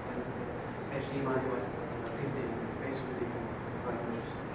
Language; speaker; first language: French; native; French